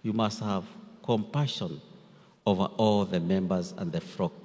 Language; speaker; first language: English; non-native, local second language; Swahili